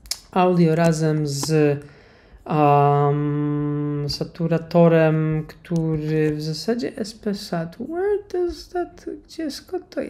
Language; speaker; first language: Polish; native; Polish